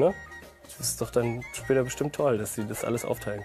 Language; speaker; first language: German; native; German